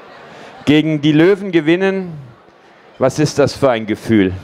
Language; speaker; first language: German; native; German